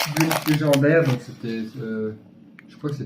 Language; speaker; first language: French; native; French